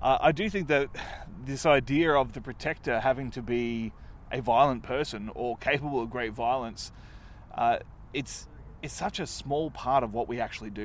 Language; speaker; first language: English; native; English